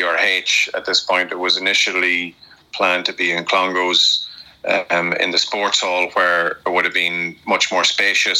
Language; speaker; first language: English; native; English